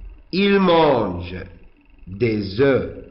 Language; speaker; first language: French; non-native, fluent; Arabic